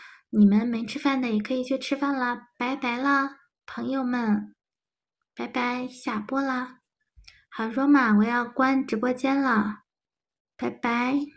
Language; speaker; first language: Chinese; native; Chinese